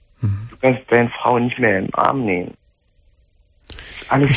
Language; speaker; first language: German; non-native, fluent; Arabic